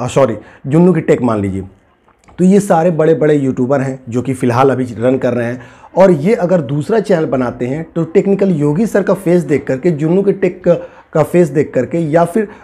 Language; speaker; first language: Hindi; native; Hindi